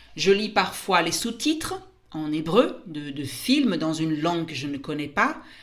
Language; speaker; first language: French; native; French